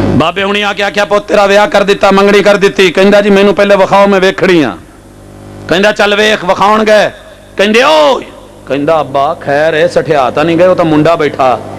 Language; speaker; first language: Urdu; non-native, local second language; Punjabi